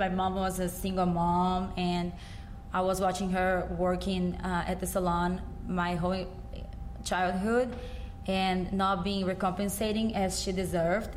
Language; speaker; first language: English; non-native, fluent; Portuguese